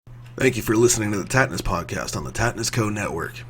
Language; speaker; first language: English; native; English